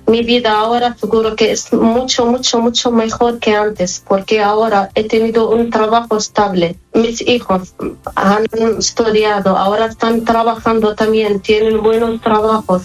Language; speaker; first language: Spanish; non-native, learner; Arabic